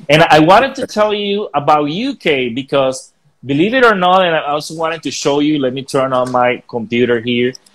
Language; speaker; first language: English; non-native, fluent; Spanish